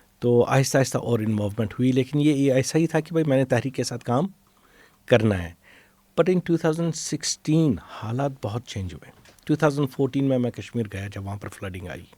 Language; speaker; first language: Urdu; non-native, local second language; Kashmiri